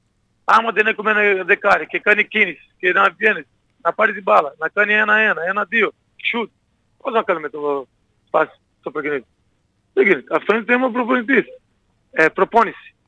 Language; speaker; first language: Greek; non-native, learner; Portuguese